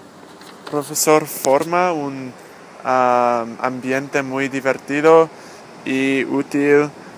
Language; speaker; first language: Spanish; non-native, learner; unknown